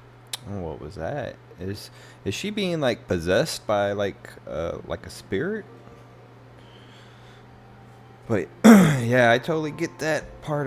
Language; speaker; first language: English; native; English